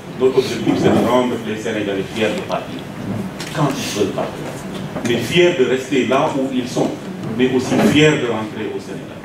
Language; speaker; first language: French; non-native, local second language; Wolof